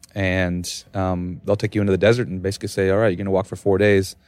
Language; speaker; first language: English; native; English